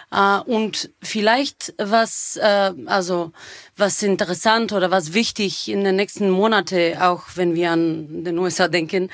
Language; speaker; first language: German; non-native, fluent; Bulgarian